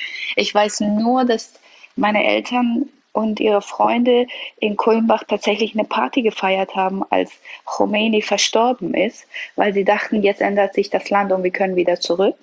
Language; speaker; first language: German; early bilingual, other home language; Persian